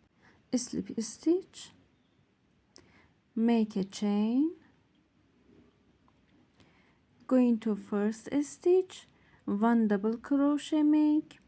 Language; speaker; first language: English; non-native, learner; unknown